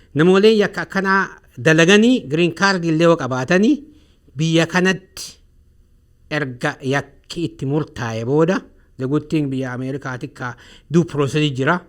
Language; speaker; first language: Oromo; native; Oromo